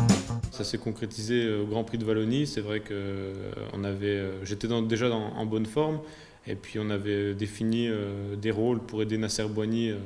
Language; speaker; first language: French; native; French